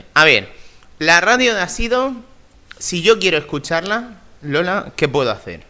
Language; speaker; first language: Spanish; native; Spanish